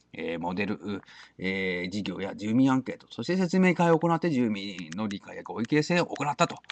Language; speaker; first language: Japanese; native; Japanese